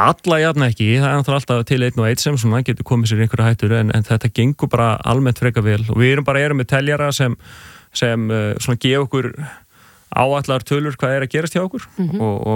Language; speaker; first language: Icelandic; native; Icelandic